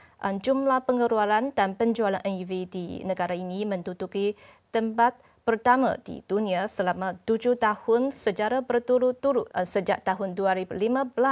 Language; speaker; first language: Malay; non-native, fluent; Chinese